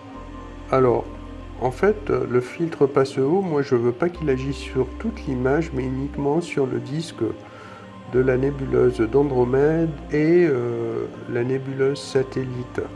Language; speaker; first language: French; native; French